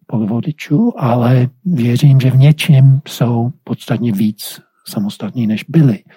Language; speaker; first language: Czech; non-native, fluent; English